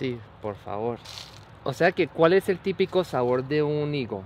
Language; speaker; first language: Spanish; native; Spanish